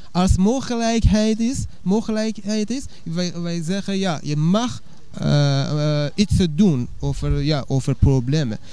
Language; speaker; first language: Dutch; non-native, learner; Persian